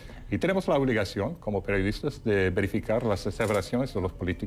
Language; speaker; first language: Spanish; non-native, fluent; English